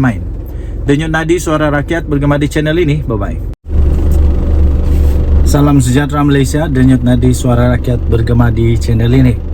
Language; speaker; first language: Malay; native; Malay